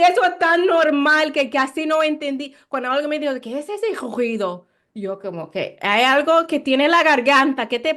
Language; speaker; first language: Spanish; non-native, learner; English